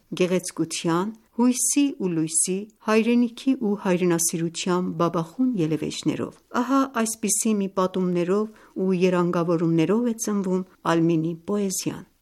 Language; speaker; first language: Armenian; early bilingual, heritage; Armenian